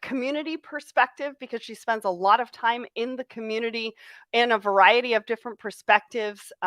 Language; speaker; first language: English; native; English